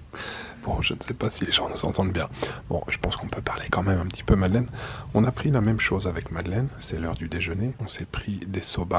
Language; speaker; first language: French; native; French